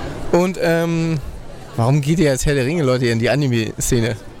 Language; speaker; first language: German; native; German